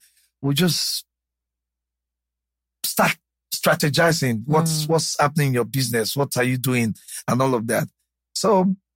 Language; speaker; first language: English; non-native, local second language; Yoruba